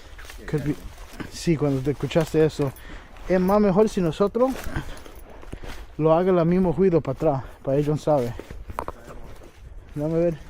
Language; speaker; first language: Spanish; early bilingual, heritage; English